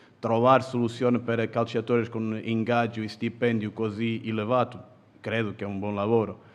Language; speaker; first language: Italian; non-native, fluent; Portuguese